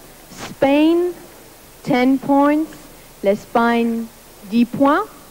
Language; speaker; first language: English; non-native, fluent; Luxembourgish